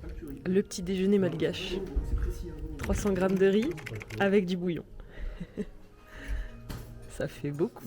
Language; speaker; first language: French; native; French